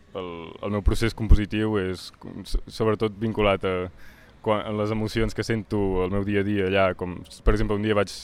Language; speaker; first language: Catalan; native; Catalan